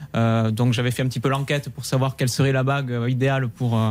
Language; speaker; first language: French; native; French